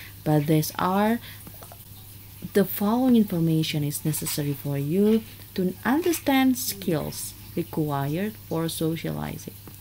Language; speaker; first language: English; non-native, fluent; Indonesian